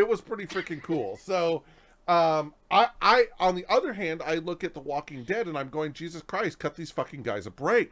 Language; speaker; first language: English; native; English